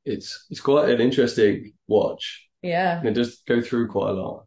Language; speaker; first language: English; native; English